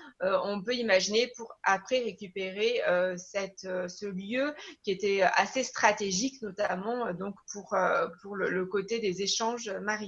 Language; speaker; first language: French; native; French